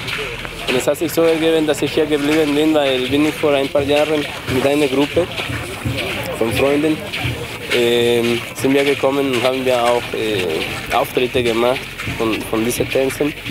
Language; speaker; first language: German; non-native, fluent; Spanish